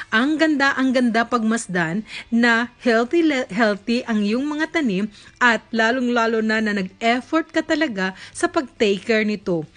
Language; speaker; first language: Filipino; native; Filipino